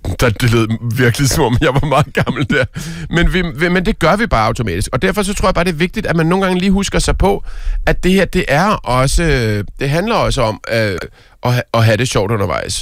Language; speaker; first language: Danish; native; Danish